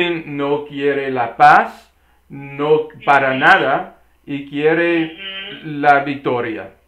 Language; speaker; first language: Spanish; non-native, learner; English